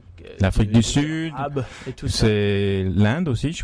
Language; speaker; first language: French; native; French